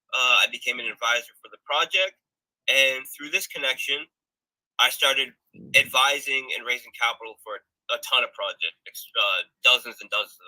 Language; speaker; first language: English; native; English